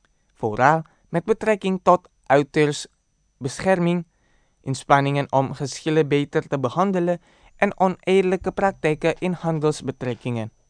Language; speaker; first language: Dutch; non-native, fluent; Indonesian